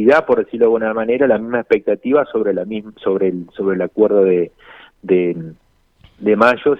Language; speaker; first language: Spanish; native; Spanish